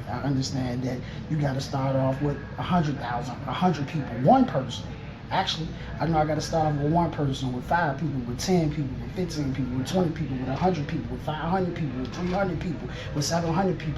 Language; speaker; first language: English; native; English